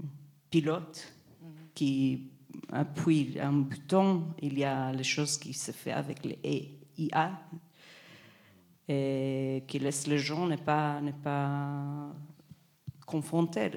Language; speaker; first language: French; non-native, fluent; Hebrew